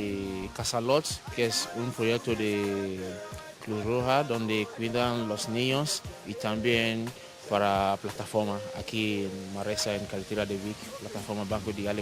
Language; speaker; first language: Spanish; non-native, fluent; Yoruba